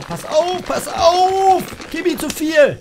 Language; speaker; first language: German; native; German